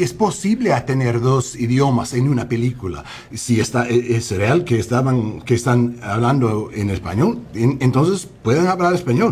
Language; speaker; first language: Spanish; non-native, learner; English